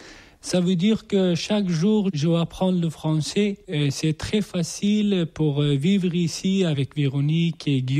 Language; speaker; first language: French; non-native, learner; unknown